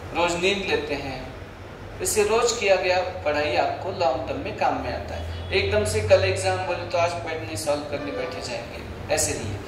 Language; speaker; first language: Hindi; non-native, local second language; Marathi